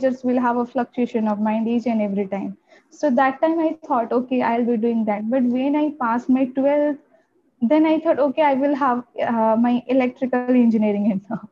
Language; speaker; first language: English; non-native, local second language; Odia